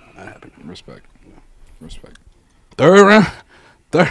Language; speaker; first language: English; native; English